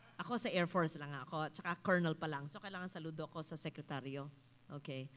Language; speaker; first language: English; non-native, local second language; Filipino